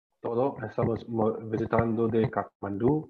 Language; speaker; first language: Spanish; non-native, learner; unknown